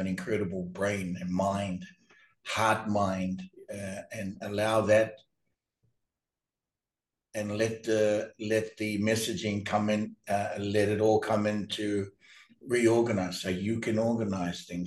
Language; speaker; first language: English; native; English